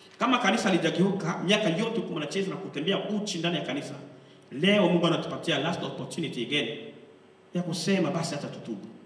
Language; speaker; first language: Swahili; non-native, local second language; Bembe